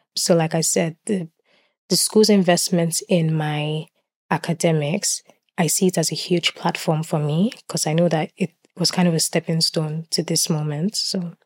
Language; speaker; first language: English; non-native, local second language; Yoruba